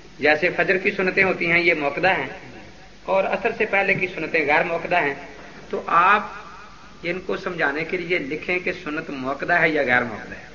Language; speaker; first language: Urdu; non-native, local second language; Punjabi